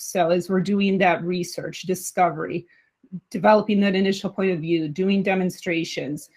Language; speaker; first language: English; native; English